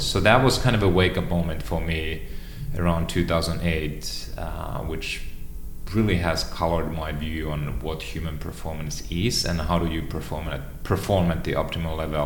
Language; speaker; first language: English; non-native, fluent; Finnish